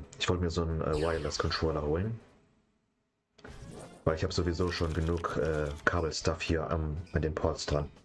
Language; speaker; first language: German; native; German